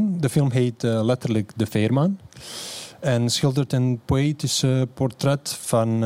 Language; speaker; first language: Dutch; non-native, fluent; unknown